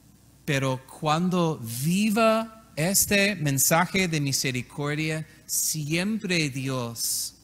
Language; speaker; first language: Spanish; non-native, learner; English